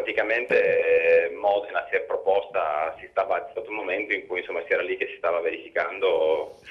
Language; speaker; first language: Italian; native; Italian